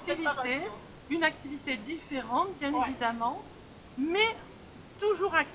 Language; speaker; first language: French; native; French